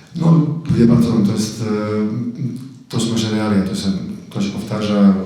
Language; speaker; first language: Polish; non-native, fluent; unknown